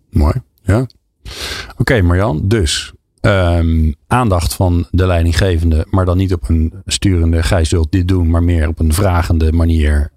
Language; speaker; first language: Dutch; native; Dutch